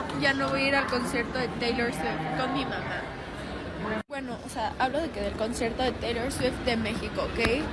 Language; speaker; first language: Spanish; native; Spanish